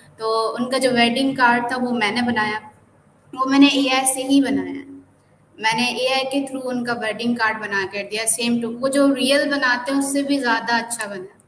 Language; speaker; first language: Urdu; non-native, local second language; Sindhi